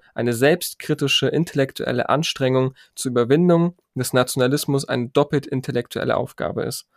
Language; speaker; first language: German; native; German